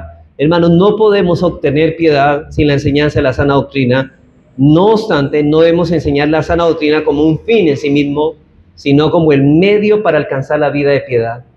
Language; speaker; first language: Spanish; native; Spanish